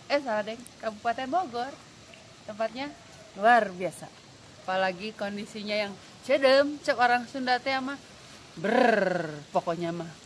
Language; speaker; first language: Indonesian; non-native, local second language; Sundanese